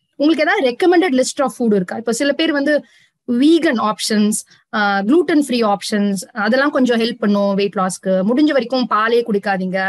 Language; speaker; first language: Tamil; native; Tamil